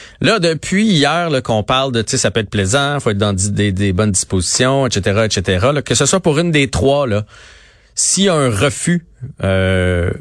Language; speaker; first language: French; native; French